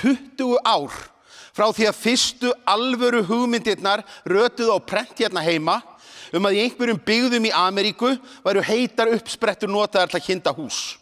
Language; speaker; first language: Icelandic; native; Icelandic